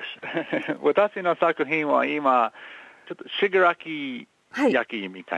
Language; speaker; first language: Japanese; non-native, learner; English